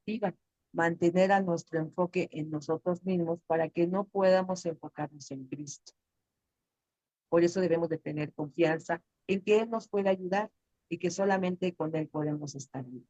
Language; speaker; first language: Spanish; native; Spanish